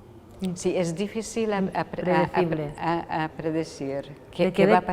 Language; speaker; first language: Spanish; non-native, fluent; Hungarian